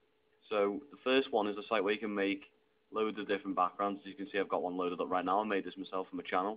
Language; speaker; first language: English; native; English